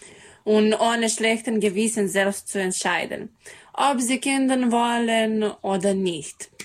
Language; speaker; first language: German; non-native, learner; Serbian